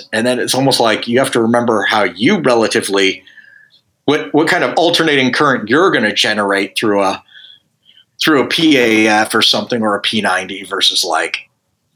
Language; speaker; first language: English; native; English